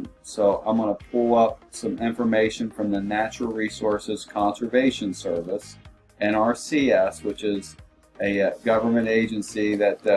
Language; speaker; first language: English; native; English